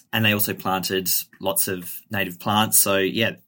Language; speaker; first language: English; native; English